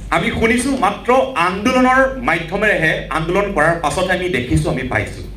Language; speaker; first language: Assamese; non-native, local second language; Karbi